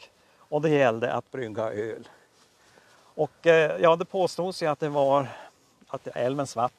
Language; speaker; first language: Swedish; native; Swedish